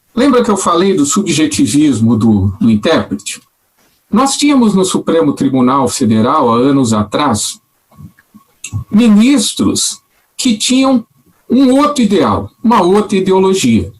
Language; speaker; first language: Portuguese; native; Portuguese